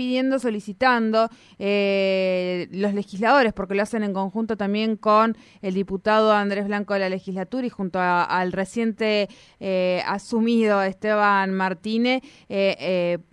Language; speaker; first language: Spanish; native; Spanish